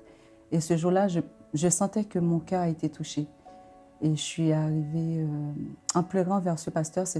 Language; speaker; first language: French; non-native, local second language; Haitian Creole